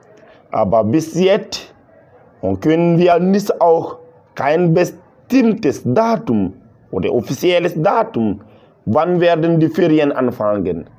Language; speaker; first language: German; non-native, learner; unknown